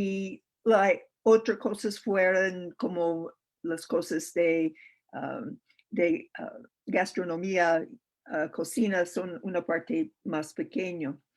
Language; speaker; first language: Spanish; non-native, learner; English